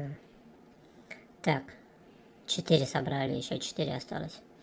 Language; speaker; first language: Russian; native; Russian